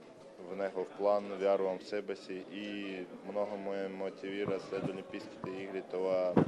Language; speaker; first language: Bulgarian; non-native, learner; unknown